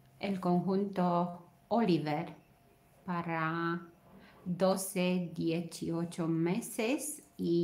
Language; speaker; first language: Spanish; non-native, fluent; Romanian